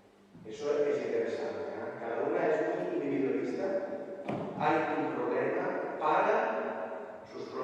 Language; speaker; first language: Spanish; non-native, fluent; Italian